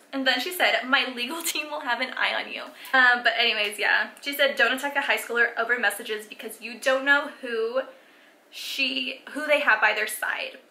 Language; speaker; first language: English; early bilingual, other home language; Spanish